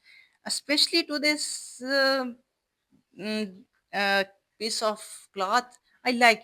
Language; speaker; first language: English; non-native, fluent; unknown